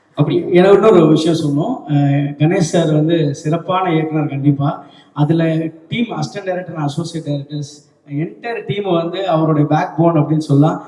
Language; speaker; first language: Tamil; native; Tamil